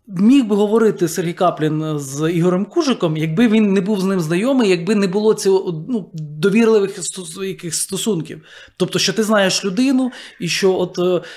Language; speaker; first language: Ukrainian; native; Ukrainian